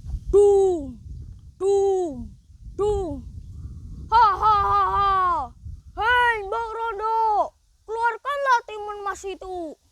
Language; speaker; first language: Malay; non-native, local second language; Javanese